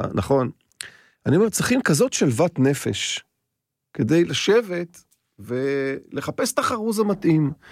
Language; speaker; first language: Hebrew; native; Hebrew